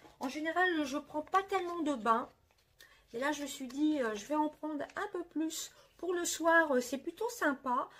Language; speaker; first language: French; native; French